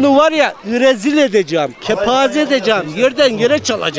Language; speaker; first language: Turkish; native; Turkish